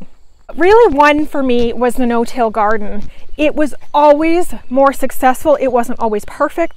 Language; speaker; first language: English; native; English